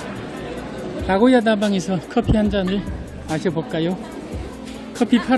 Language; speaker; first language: Korean; native; Korean